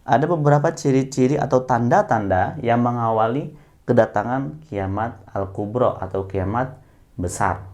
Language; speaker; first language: Indonesian; native; Indonesian